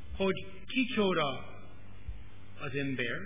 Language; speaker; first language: Hungarian; non-native, fluent; English